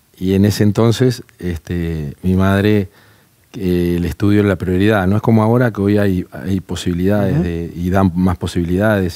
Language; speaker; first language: Spanish; native; Spanish